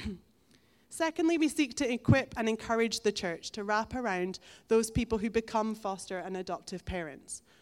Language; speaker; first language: English; native; English